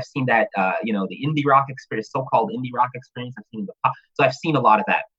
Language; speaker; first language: English; native; English